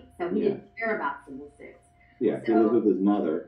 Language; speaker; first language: English; native; English